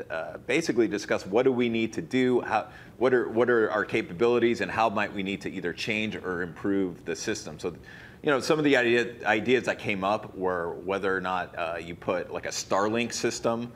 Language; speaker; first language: English; native; English